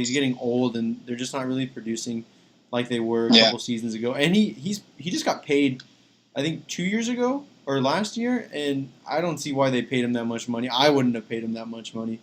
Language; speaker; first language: English; native; English